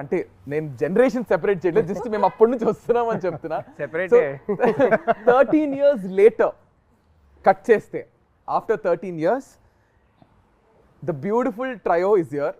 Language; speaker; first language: Telugu; native; Telugu